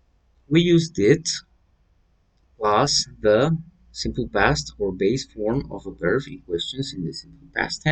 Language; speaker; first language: English; non-native, fluent; Spanish